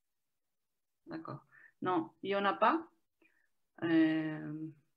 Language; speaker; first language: French; non-native, fluent; Spanish